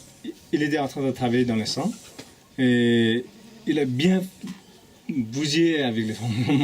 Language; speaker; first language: French; non-native, fluent; Nepali